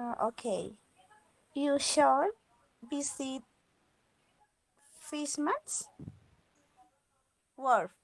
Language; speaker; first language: English; non-native, learner; Spanish